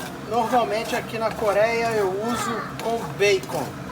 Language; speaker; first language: Portuguese; native; Portuguese